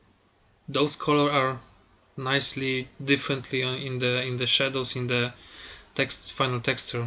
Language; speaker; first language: English; non-native, fluent; Polish